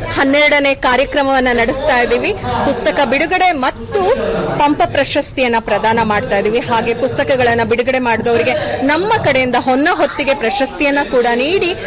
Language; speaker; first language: Kannada; non-native, local second language; Malayalam